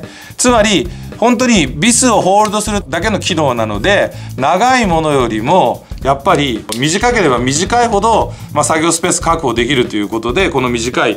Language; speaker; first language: Japanese; native; Japanese